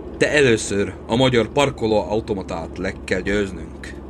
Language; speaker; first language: Hungarian; non-native, learner; Czech